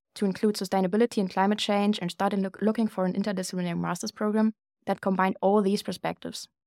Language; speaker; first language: English; non-native, fluent; German